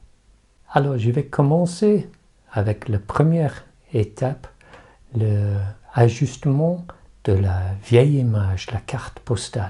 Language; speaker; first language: French; non-native, fluent; English